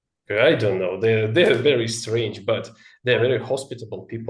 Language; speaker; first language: English; non-native, learner; Russian